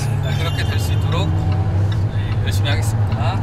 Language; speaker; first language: Korean; native; Korean